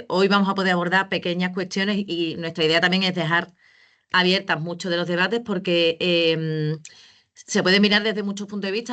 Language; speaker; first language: Spanish; native; Spanish